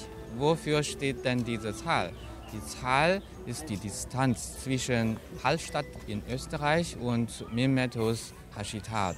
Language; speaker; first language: German; non-native, fluent; Chinese